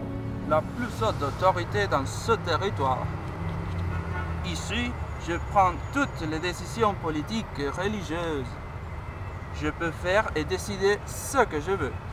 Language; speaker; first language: French; non-native, learner; Spanish